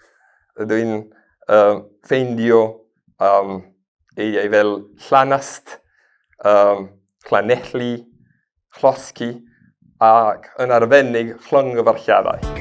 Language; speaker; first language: Welsh; non-native, learner; Spanish